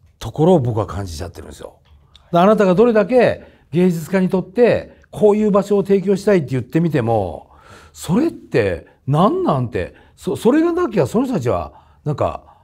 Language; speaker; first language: Japanese; native; Japanese